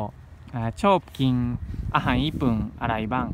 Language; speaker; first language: Thai; non-native, learner; Japanese